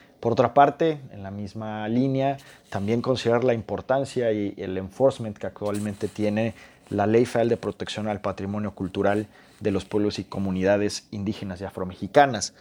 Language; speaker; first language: Spanish; native; Spanish